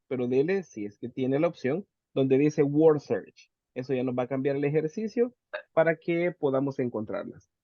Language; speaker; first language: Spanish; native; Spanish